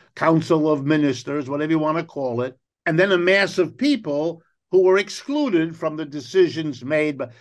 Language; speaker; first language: English; native; English